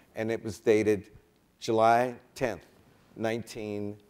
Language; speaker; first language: English; native; English